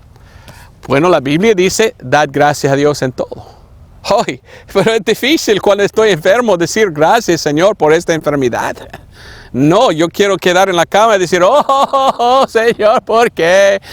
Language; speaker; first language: Spanish; non-native, fluent; English